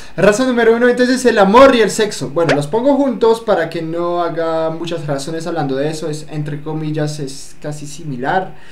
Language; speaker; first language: Spanish; non-native, fluent; French